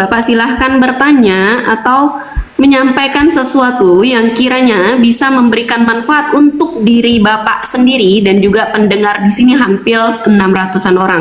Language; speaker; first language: Indonesian; native; Indonesian